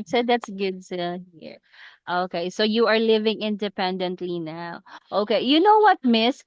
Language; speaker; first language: English; non-native, local second language; Cebuano